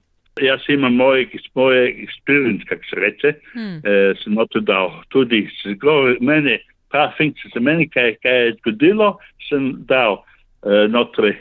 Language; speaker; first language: Slovenian; early bilingual, heritage; Slovenian